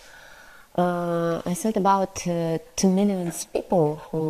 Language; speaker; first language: English; non-native, learner; Russian